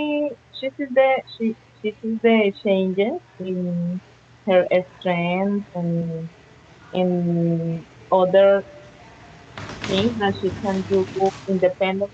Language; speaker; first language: English; non-native, learner; Spanish